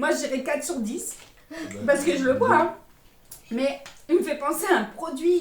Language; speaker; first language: French; native; French